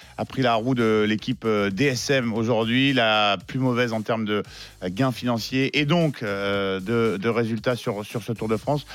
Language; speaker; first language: French; native; French